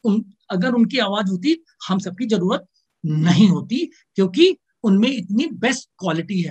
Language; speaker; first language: Hindi; native; Hindi